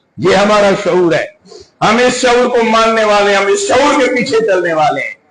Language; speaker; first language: Urdu; non-native, local second language; Sindhi